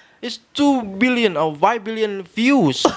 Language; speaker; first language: English; non-native, learner; Indonesian